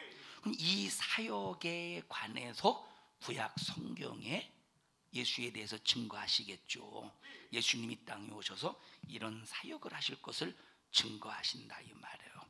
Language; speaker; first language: Korean; native; Korean